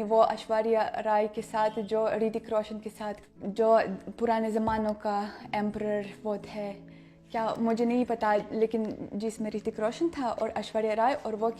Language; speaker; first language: Hindi; non-native, fluent; Russian